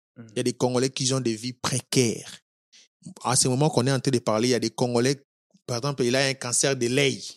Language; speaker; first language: French; non-native, local second language; Lingala